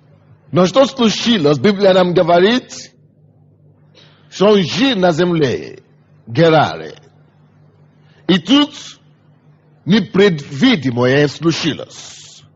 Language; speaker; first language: Russian; non-native, fluent; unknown